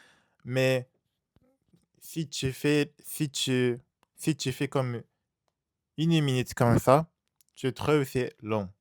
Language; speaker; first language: French; non-native, learner; Japanese